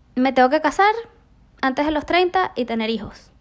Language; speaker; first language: Spanish; native; Spanish